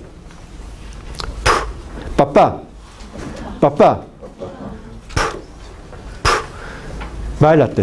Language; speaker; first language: Spanish; non-native, fluent; Korean